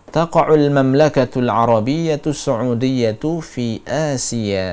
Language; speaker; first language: Arabic; non-native, fluent; Indonesian